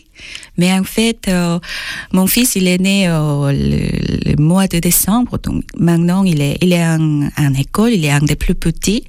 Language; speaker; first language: French; non-native, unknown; Korean